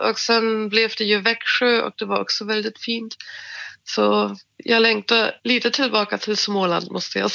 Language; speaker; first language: Swedish; non-native, fluent; German